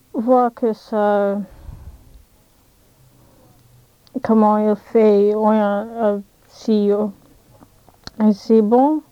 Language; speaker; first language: French; non-native, learner; English